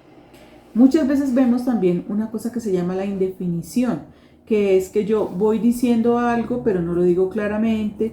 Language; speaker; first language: Spanish; native; Spanish